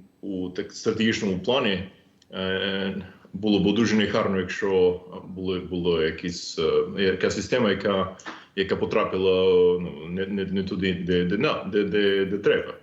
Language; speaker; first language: Ukrainian; non-native, fluent; English